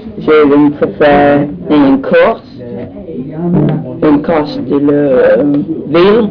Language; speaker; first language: French; non-native, learner; English